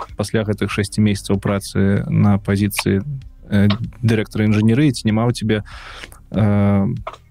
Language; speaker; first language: Belarusian; non-native, local second language; Russian